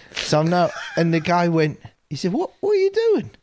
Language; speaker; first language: English; native; English